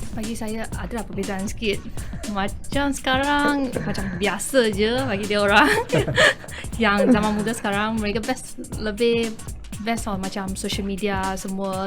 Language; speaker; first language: Malay; non-native, local second language; Chinese